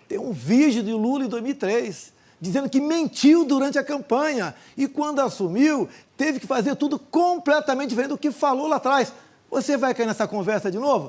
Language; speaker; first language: Portuguese; native; Portuguese